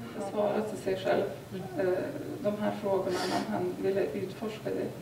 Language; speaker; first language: Swedish; non-native, fluent; Lithuanian